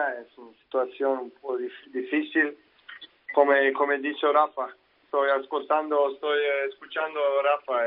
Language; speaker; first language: Spanish; non-native, learner; Serbian